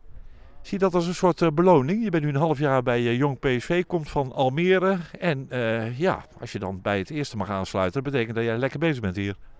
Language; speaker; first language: Dutch; native; Dutch